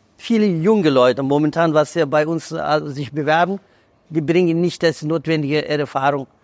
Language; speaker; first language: German; non-native, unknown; Persian